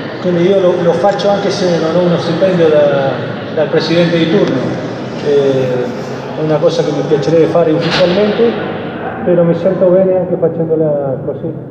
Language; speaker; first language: Italian; non-native, fluent; Spanish